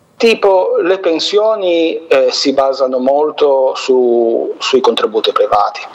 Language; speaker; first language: Italian; native; Italian